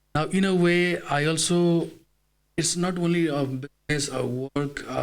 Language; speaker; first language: English; non-native, fluent; Nepali